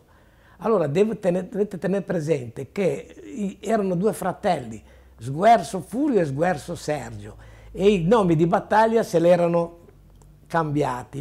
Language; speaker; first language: Italian; native; Italian